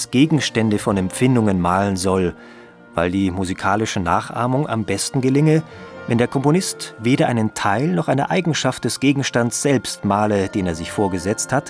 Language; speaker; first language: German; native; German